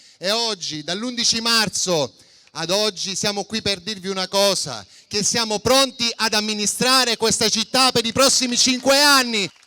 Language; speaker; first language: Italian; native; Italian